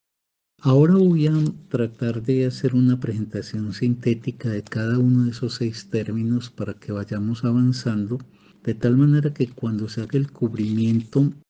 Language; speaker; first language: Spanish; native; Spanish